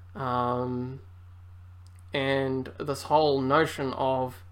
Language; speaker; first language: English; native; English